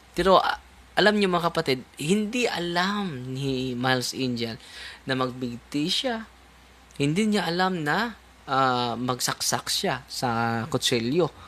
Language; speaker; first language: Filipino; non-native, local second language; Cebuano